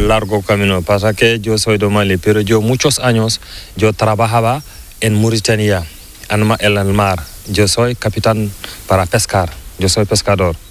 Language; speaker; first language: Spanish; non-native, learner; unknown